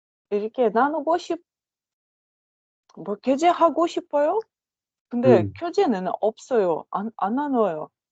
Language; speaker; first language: Korean; non-native, learner; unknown